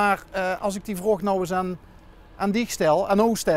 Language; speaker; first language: Dutch; native; Dutch